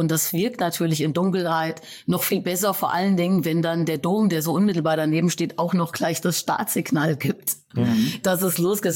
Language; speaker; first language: German; native; German